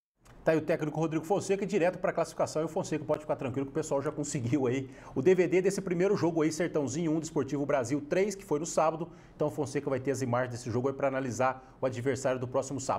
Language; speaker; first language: Portuguese; native; Portuguese